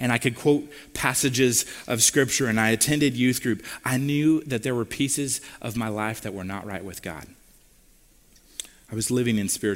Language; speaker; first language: English; native; English